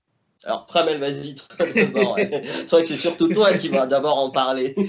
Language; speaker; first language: French; native; French